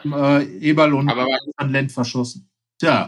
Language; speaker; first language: German; native; German